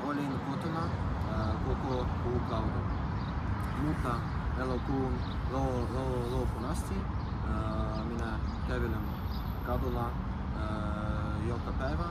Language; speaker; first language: Finnish; non-native, learner; Russian